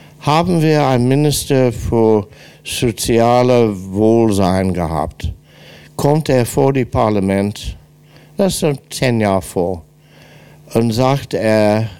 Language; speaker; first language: German; non-native, fluent; English